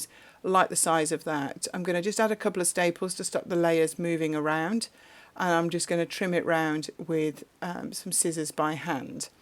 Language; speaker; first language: English; native; English